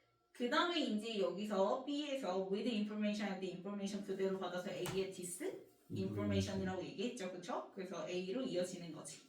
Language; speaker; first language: Korean; native; Korean